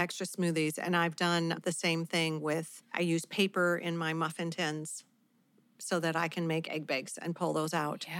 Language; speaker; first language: English; native; English